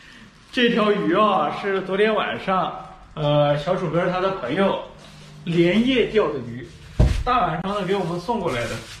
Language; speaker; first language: Chinese; native; Chinese